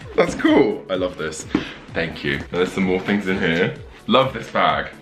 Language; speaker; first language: English; native; English